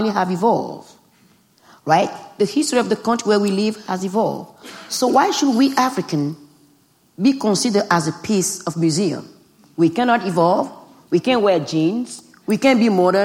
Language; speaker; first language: English; non-native, fluent; Fon